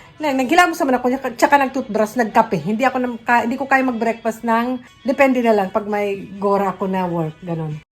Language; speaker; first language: Filipino; native; Filipino